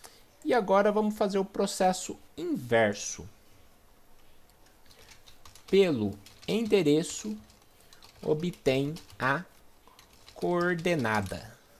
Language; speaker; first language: Portuguese; native; Portuguese